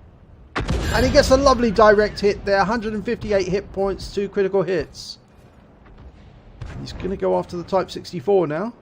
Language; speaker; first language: English; native; English